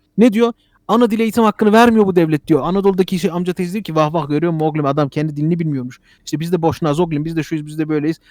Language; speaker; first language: Turkish; early bilingual, heritage; Turkish